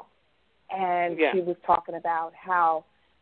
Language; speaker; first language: English; native; English